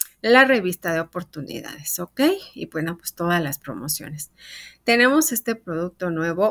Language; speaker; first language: Spanish; native; Spanish